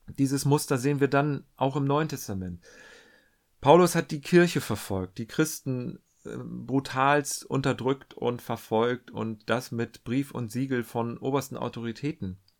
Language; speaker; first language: German; native; German